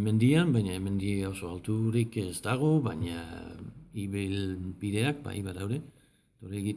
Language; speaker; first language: Basque; non-native, learner; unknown